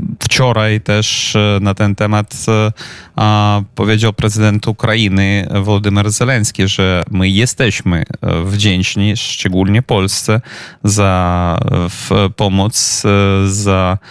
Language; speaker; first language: Polish; non-native, fluent; Ukrainian